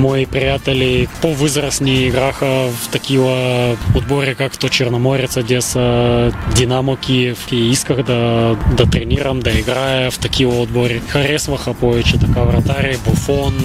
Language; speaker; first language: Bulgarian; early bilingual, heritage; Bulgarian